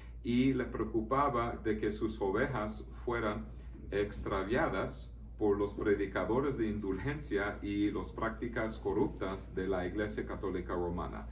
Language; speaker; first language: Spanish; early bilingual, heritage; Spanish